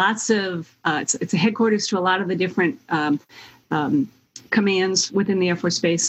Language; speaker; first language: English; native; English